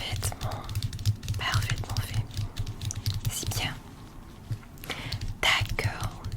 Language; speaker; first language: French; non-native, learner; English